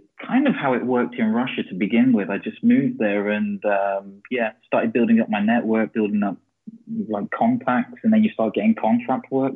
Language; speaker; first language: English; native; English